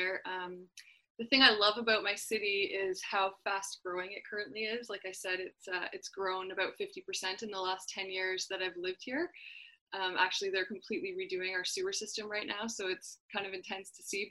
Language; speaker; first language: English; native; English